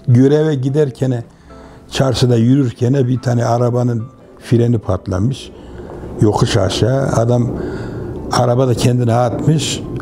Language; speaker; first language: Turkish; native; Turkish